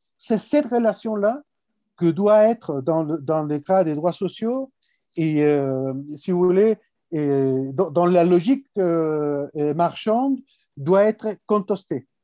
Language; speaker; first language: French; non-native, fluent; Spanish